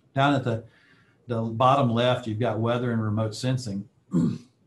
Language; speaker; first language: English; native; English